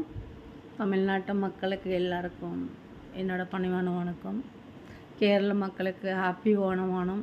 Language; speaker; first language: Tamil; non-native, learner; Malayalam